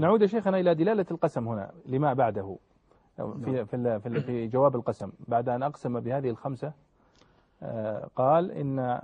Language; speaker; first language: Arabic; native; Arabic